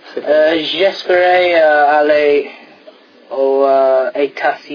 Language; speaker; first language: French; non-native, learner; English